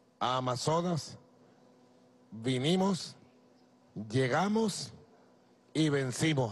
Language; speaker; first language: Spanish; native; Spanish